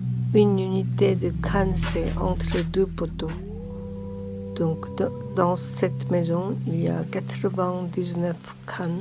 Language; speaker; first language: French; non-native, learner; Korean